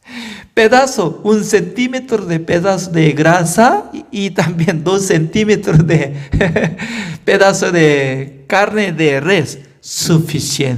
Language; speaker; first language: Spanish; non-native, fluent; Korean